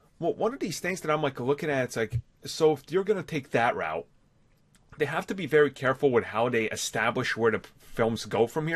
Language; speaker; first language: English; native; English